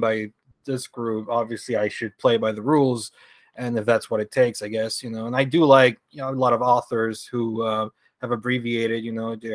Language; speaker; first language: English; early bilingual, other home language; Spanish